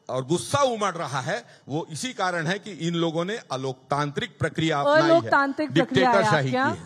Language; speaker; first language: Hindi; native; Hindi